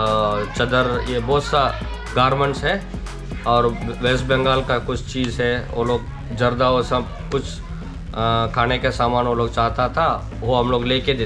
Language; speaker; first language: Hindi; non-native, local second language; Tamil